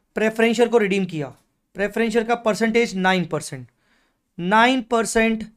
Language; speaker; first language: Hindi; native; Hindi